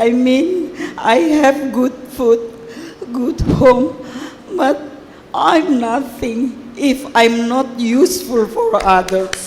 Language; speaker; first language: English; non-native, learner; Indonesian